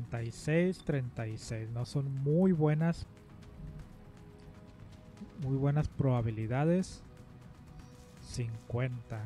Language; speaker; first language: Spanish; native; Spanish